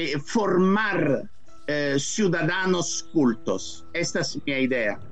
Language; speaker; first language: Spanish; non-native, fluent; Italian